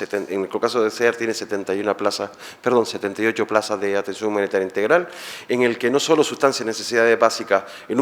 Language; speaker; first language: Spanish; native; Spanish